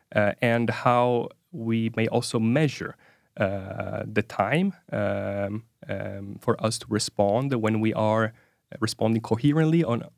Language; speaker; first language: English; non-native, fluent; Italian